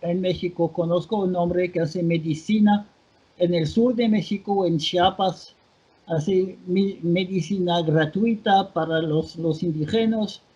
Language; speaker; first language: Spanish; non-native, fluent; French